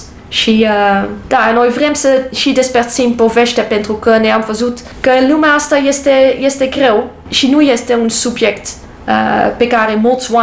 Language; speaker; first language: Romanian; non-native, learner; English